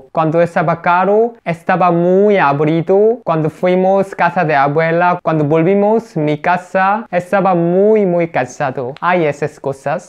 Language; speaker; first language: Spanish; non-native, learner; Korean